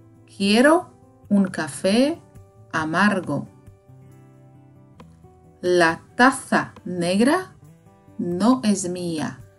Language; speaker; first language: Spanish; non-native, fluent; Slovak